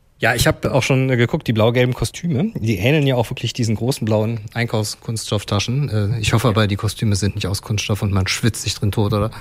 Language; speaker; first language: German; native; German